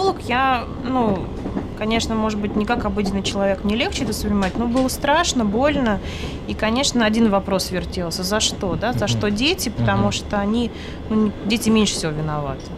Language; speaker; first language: Russian; native; Russian